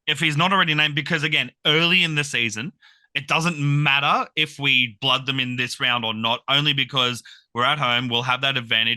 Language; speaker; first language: English; native; English